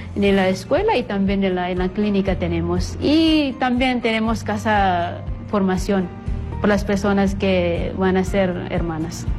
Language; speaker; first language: Spanish; non-native, fluent; Indonesian